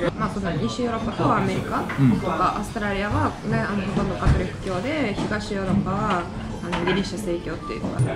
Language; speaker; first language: Japanese; non-native, fluent; Russian